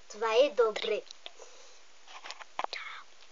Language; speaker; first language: Bulgarian; early bilingual, heritage; Bulgarian